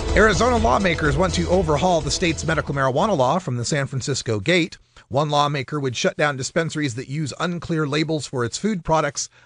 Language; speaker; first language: English; native; English